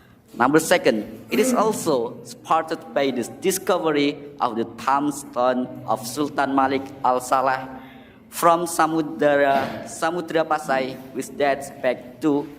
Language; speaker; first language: English; non-native, learner; Indonesian